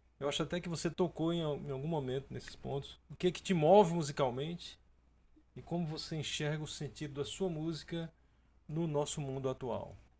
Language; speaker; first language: Portuguese; native; Portuguese